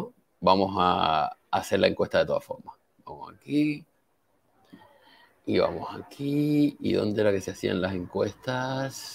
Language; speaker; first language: Spanish; native; Spanish